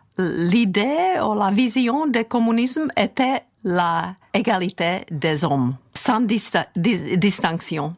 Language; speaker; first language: French; non-native, fluent; Czech